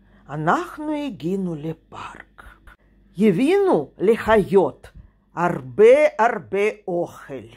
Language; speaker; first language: Hebrew; non-native, fluent; Russian